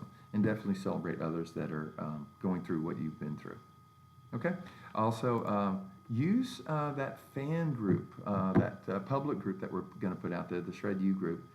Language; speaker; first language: English; native; English